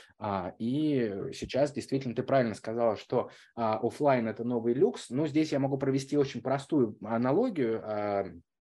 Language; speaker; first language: Russian; native; Russian